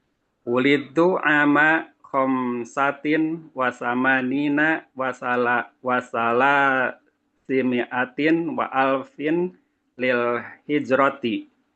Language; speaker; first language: Arabic; non-native, learner; Indonesian